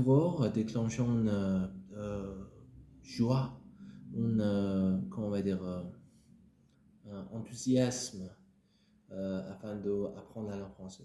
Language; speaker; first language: French; non-native, fluent; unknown